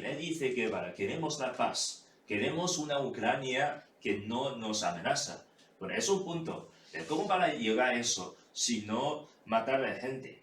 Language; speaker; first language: Spanish; non-native, fluent; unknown